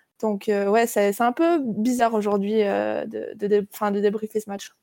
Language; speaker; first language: French; native; French